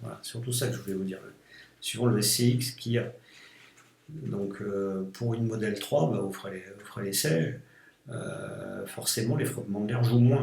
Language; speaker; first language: French; native; French